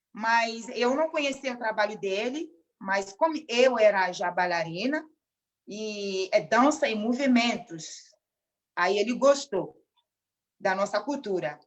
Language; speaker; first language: Portuguese; non-native, local second language; Mandingo